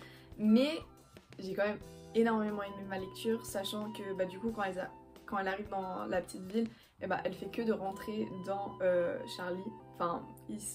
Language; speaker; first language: French; native; French